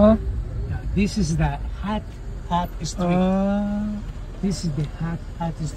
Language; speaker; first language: English; non-native, learner; Spanish